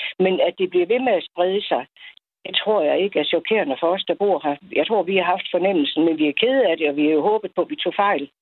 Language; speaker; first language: Danish; native; Danish